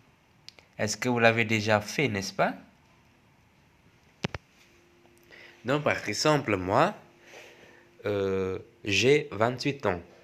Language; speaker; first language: French; non-native, fluent; Indonesian